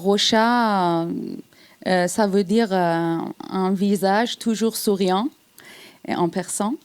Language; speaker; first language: French; non-native, fluent; Persian